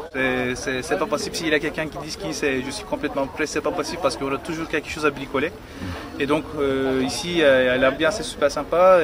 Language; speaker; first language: French; non-native, fluent; Turkish